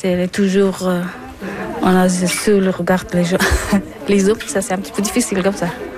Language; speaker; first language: French; non-native, learner; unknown